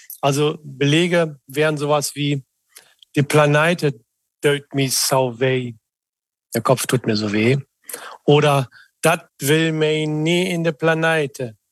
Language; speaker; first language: German; native; German